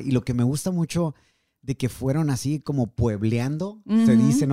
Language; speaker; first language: Spanish; early bilingual, heritage; Spanish